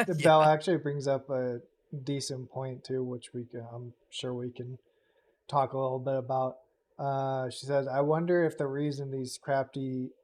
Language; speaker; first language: English; native; English